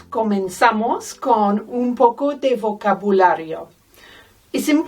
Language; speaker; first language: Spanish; non-native, fluent; English